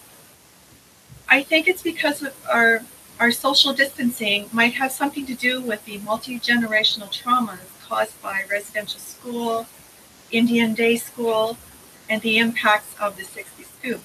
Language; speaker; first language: English; native; English